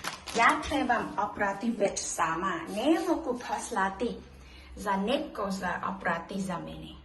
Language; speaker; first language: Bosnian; early bilingual, heritage; Bosnian